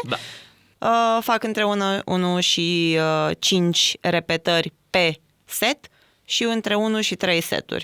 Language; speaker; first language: Romanian; native; Romanian